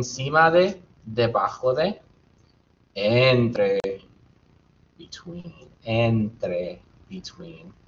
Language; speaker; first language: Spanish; non-native, fluent; English